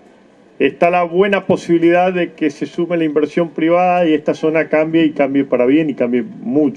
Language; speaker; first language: Spanish; native; Spanish